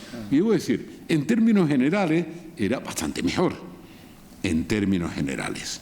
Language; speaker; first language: Spanish; native; Spanish